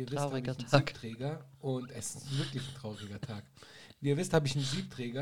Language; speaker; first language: German; native; German